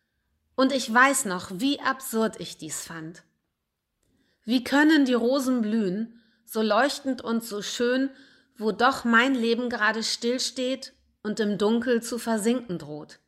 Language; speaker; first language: German; native; German